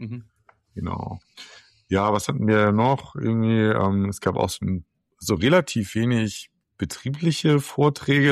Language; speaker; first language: German; native; German